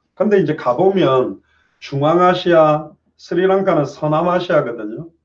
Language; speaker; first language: Korean; native; Korean